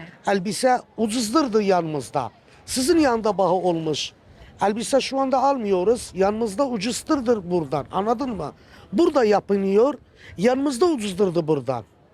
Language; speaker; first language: Turkish; non-native, learner; Azerbaijani